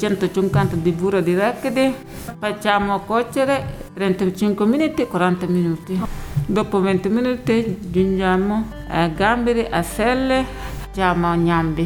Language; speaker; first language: Italian; non-native, learner; Wolof